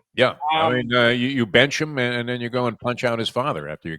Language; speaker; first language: English; native; English